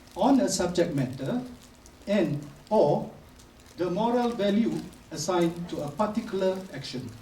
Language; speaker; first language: English; non-native, local second language; Malay